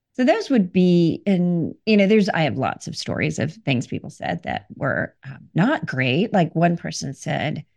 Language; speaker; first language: English; early bilingual, other home language; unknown